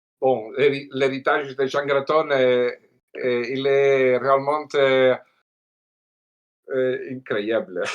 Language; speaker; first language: French; non-native, learner; Italian